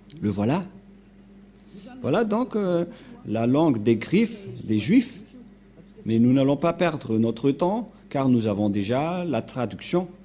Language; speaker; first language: French; non-native, local second language; Malagasy